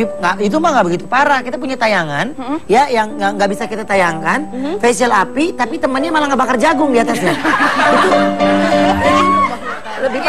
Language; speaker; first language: Indonesian; native; Indonesian